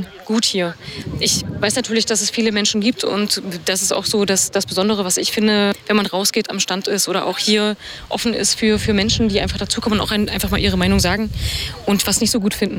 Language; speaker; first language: German; native; German